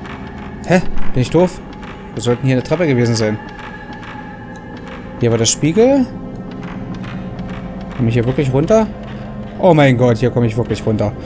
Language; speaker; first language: German; native; German